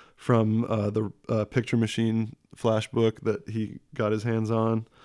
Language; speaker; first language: English; early bilingual, other home language; French